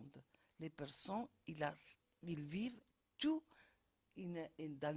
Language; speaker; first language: French; non-native, fluent; Italian